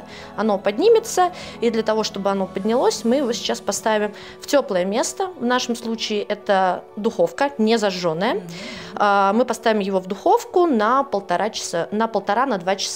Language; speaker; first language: Russian; native; Russian